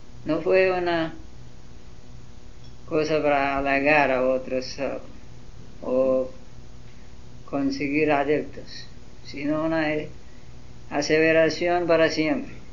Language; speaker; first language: Spanish; non-native, learner; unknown